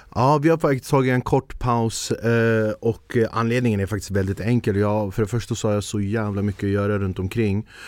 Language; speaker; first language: Swedish; early bilingual, other home language; Kurdish